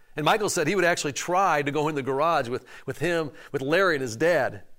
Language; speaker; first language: English; native; English